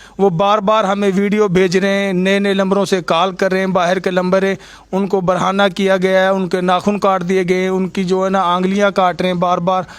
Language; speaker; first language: Urdu; non-native, local second language; Punjabi